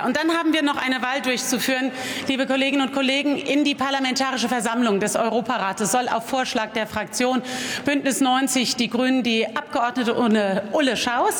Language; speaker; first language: German; native; German